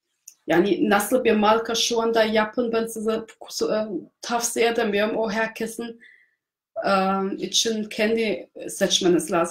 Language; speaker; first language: Turkish; non-native, fluent; German